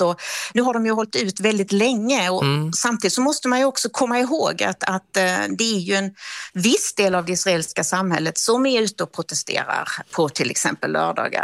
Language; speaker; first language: Swedish; native; Swedish